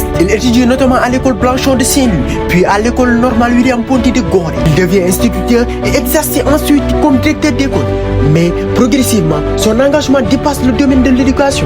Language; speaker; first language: French; non-native, local second language; Wolof